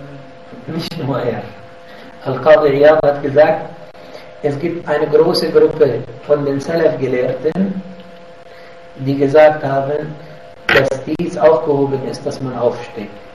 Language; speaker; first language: German; non-native, fluent; Arabic